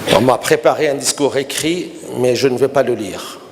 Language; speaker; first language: French; non-native, local second language; Arabic